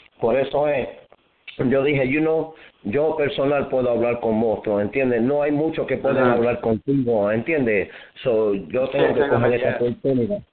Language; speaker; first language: Spanish; early bilingual, heritage; Spanish